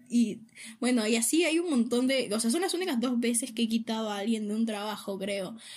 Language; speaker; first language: Spanish; native; Spanish